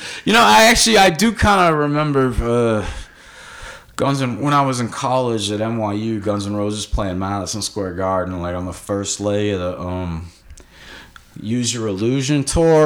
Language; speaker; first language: English; native; English